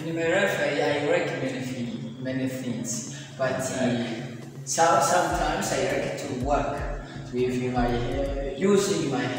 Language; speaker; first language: English; non-native, learner; Rundi